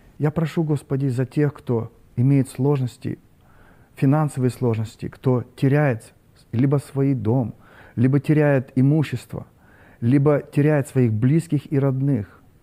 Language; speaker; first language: Russian; native; Russian